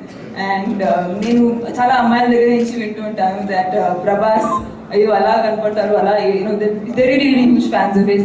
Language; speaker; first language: Telugu; non-native, fluent; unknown